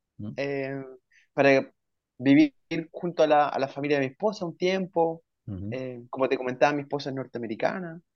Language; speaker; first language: Spanish; native; Spanish